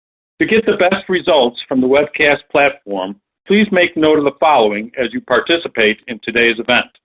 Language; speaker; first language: English; native; English